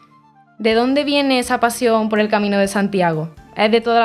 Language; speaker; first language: Spanish; native; Spanish